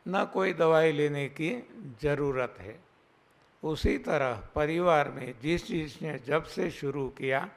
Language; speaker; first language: Hindi; non-native, local second language; Gujarati